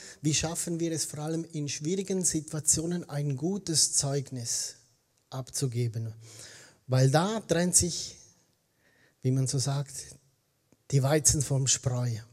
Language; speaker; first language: German; native; German